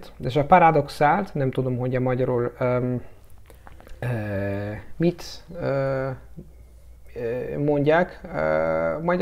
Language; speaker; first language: Hungarian; non-native, learner; Italian